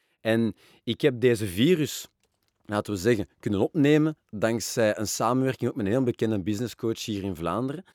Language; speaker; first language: Dutch; non-native, local second language; French